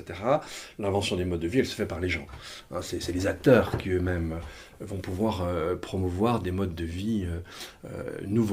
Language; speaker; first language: French; native; French